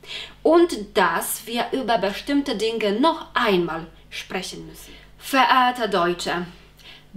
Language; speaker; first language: German; non-native, fluent; Polish